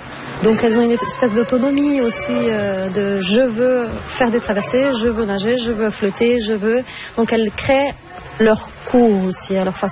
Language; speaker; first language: French; non-native, fluent; Portuguese